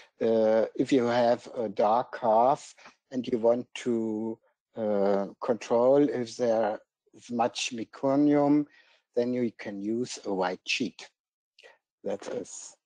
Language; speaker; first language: English; non-native, fluent; German